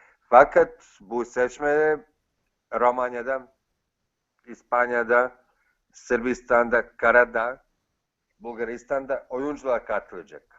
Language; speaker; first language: Turkish; non-native, fluent; Bosnian